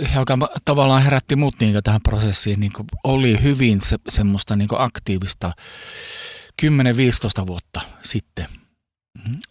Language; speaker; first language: Finnish; early bilingual, heritage; Finnish